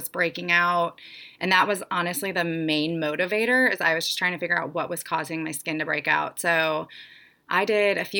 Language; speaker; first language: English; native; English